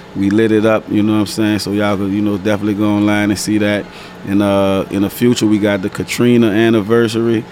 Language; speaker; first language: English; native; English